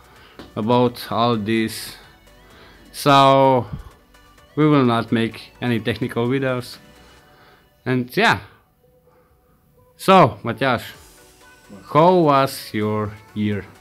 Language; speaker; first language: English; non-native, learner; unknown